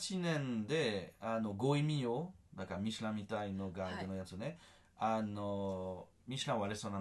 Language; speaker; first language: Japanese; non-native, learner; French